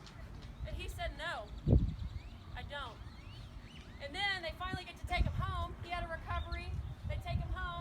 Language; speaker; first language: English; native; English